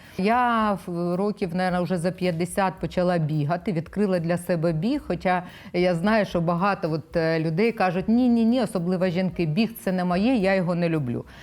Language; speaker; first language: Ukrainian; non-native, local second language; Russian